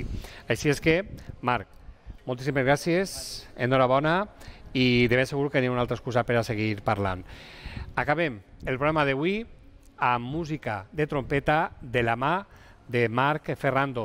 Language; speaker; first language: Catalan; native; Catalan